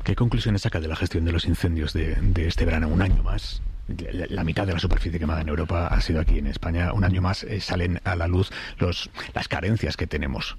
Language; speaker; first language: Spanish; native; Spanish